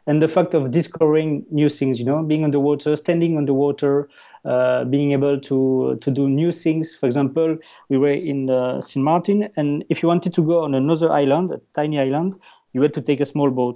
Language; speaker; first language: English; non-native, fluent; French